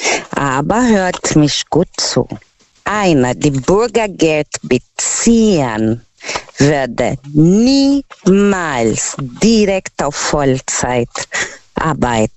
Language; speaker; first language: German; non-native, fluent; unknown